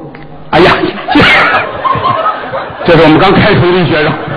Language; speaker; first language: Chinese; native; Chinese